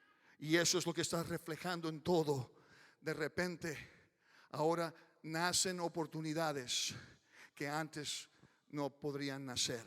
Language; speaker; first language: Spanish; early bilingual, heritage; Spanish